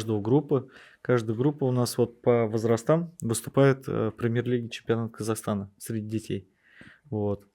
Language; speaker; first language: Russian; native; Russian